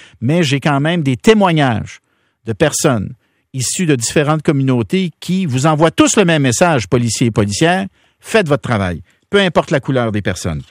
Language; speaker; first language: French; native; French